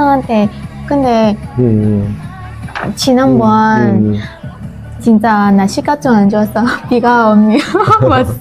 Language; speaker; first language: Korean; non-native, learner; Hmong